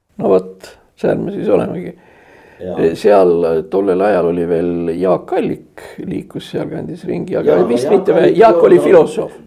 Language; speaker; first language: Estonian; native; Estonian